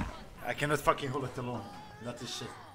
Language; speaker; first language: English; non-native, learner; Bosnian